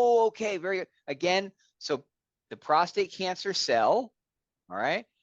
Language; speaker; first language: English; native; English